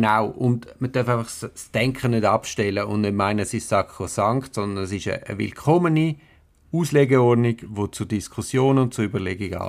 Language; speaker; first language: German; native; German